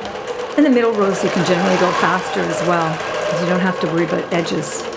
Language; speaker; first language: English; native; English